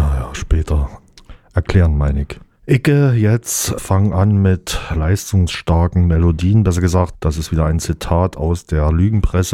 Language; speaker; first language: German; native; German